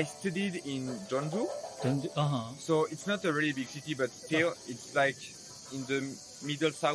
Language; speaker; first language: English; non-native, fluent; French